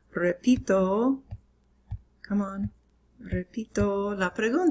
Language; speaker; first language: Spanish; non-native, fluent; English